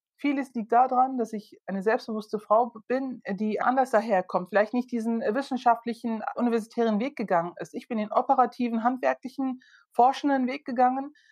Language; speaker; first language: German; early bilingual, other home language; Turkish